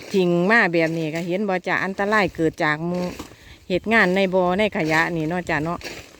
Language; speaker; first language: Thai; native; Thai